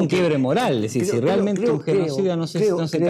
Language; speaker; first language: Spanish; native; Spanish